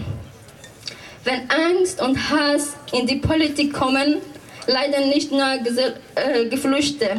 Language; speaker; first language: German; non-native, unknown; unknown